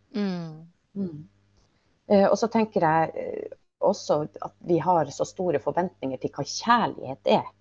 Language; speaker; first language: Norwegian; native; Norwegian